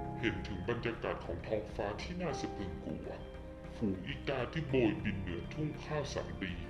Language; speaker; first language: Thai; native; Thai